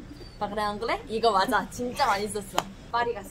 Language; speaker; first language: Korean; early bilingual, heritage; Korean